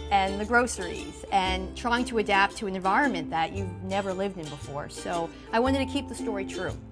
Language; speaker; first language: English; native; English